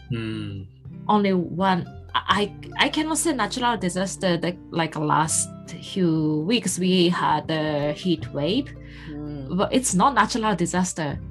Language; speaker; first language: English; non-native, fluent; Japanese